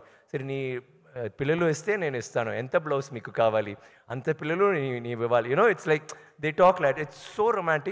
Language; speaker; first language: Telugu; non-native, learner; Tamil